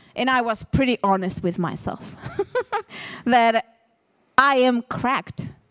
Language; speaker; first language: English; non-native, fluent; Ukrainian